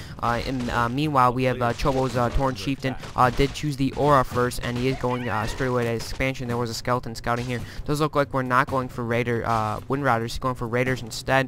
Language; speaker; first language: English; native; English